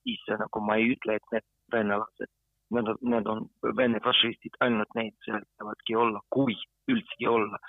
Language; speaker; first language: Estonian; non-native, fluent; Ukrainian